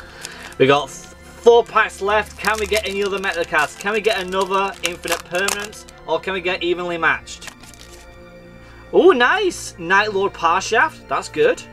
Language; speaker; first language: English; native; English